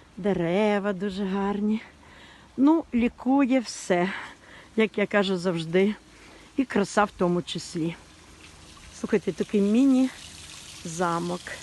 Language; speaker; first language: Ukrainian; native; Ukrainian